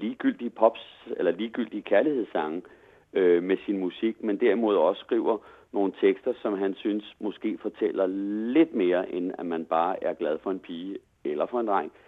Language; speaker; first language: Danish; native; Danish